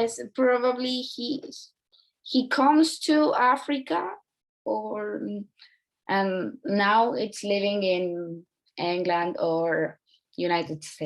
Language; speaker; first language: English; non-native, learner; Spanish